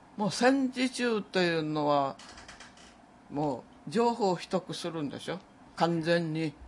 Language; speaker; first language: Japanese; native; Japanese